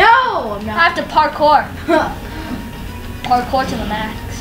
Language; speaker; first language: English; native; English